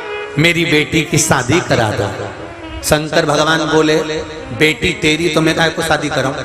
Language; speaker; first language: Hindi; native; Hindi